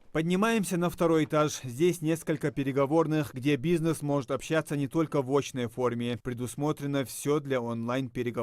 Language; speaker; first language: Russian; native; Russian